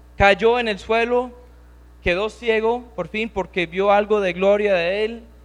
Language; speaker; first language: Spanish; non-native, fluent; English